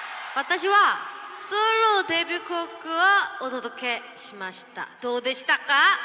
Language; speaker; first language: Japanese; non-native, fluent; Korean